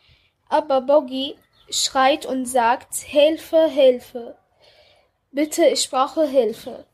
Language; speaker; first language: German; non-native, learner; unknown